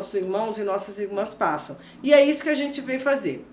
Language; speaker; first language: Portuguese; native; Portuguese